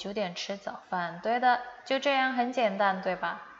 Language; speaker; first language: Chinese; non-native, fluent; Indonesian